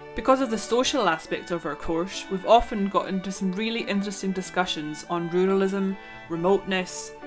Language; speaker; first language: English; non-native, local second language; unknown